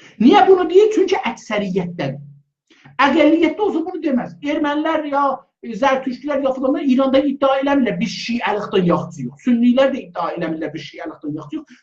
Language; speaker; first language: Azerbaijani; native; Azerbaijani